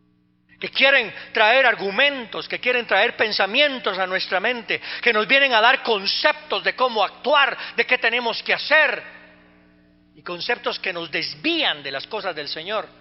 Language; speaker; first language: Spanish; native; Spanish